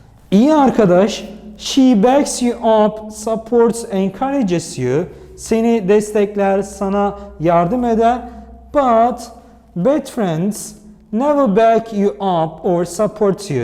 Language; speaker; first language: English; non-native, fluent; Turkish